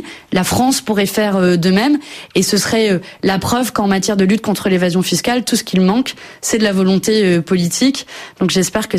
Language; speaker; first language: French; native; French